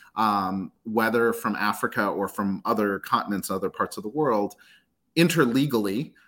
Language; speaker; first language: English; native; English